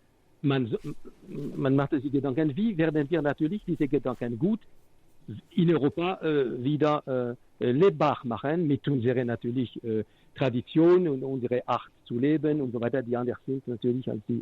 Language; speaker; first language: German; non-native, fluent; French